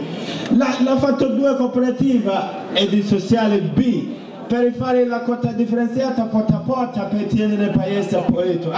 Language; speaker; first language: Italian; non-native, learner; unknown